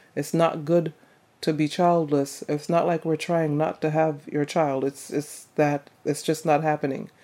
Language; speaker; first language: English; native; English